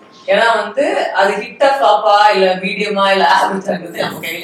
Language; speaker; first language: Tamil; native; Tamil